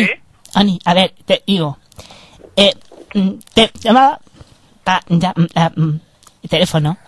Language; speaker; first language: Spanish; native; Spanish